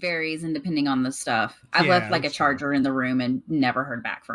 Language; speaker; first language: English; native; English